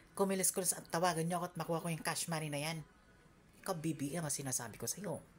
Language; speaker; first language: Filipino; non-native, local second language; Cebuano